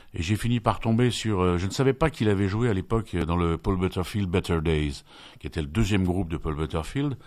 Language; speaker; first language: French; native; French